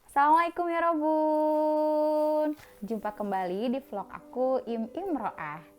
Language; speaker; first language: Indonesian; native; Indonesian